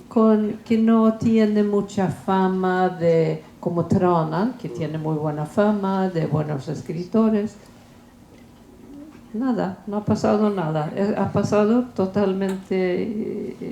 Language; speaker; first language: Spanish; non-native, fluent; Swedish